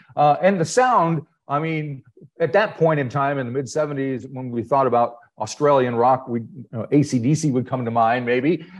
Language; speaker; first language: English; native; English